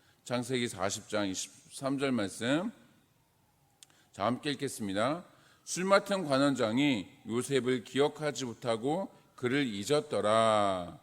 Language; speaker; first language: Korean; native; Korean